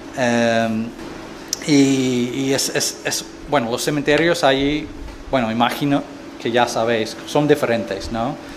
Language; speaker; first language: Spanish; non-native, fluent; English